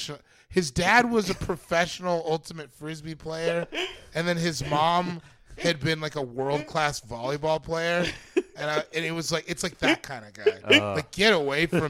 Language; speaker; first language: English; native; English